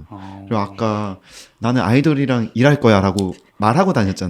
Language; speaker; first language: Korean; native; Korean